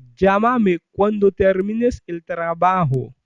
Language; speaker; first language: Spanish; non-native, fluent; Haitian Creole